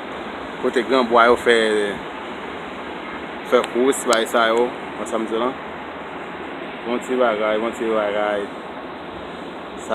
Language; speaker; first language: French; non-native, learner; Haitian Creole